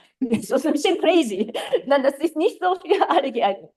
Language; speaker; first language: German; non-native, fluent; Japanese